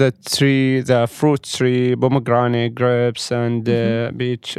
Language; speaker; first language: English; non-native, learner; Arabic